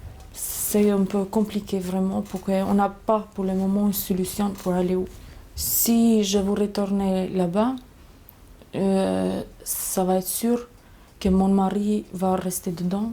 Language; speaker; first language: French; non-native, learner; Albanian